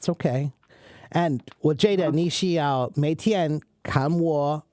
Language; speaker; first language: Chinese; non-native, learner; English